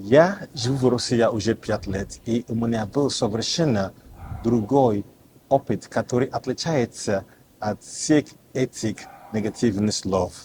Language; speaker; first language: Russian; non-native, learner; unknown